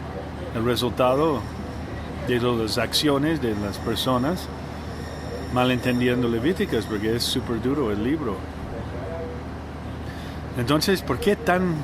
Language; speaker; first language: Spanish; non-native, learner; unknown